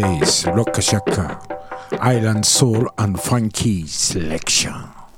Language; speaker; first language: English; non-native, learner; Japanese